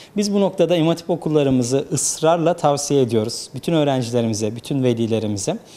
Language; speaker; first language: Turkish; native; Turkish